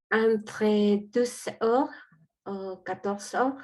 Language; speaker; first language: French; non-native, learner; Spanish